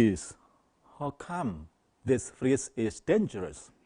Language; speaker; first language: English; non-native, fluent; Indonesian